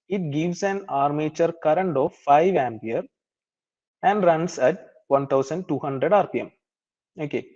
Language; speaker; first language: English; non-native, local second language; Malayalam